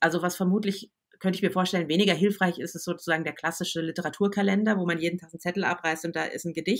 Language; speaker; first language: German; native; German